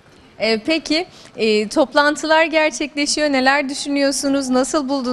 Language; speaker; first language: Turkish; native; Turkish